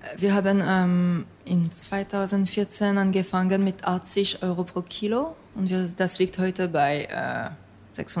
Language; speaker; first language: German; non-native, fluent; English